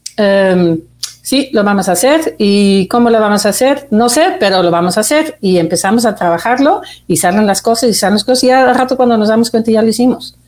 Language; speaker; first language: Spanish; non-native, fluent; Dutch